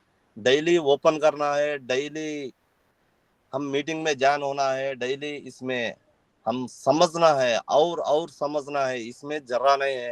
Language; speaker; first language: Hindi; non-native, local second language; Telugu